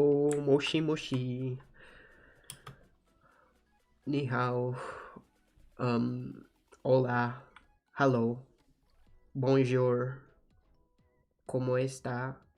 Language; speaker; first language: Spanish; non-native, learner; English